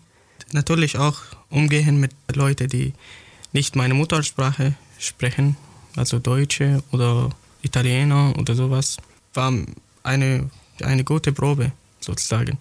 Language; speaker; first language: German; non-native, fluent; Arabic